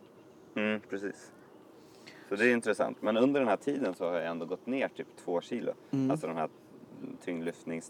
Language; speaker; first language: Swedish; native; Swedish